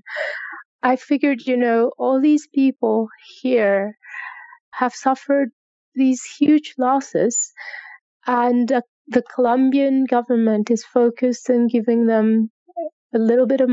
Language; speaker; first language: English; non-native, fluent; Spanish